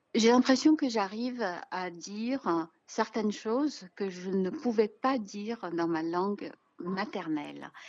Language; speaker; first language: French; non-native, fluent; Chinese